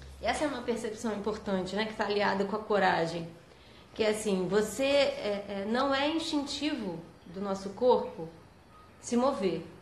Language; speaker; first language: Portuguese; native; Portuguese